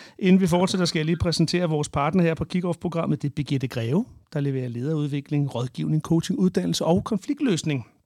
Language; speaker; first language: Danish; native; Danish